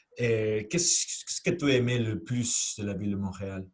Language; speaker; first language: French; non-native, fluent; Spanish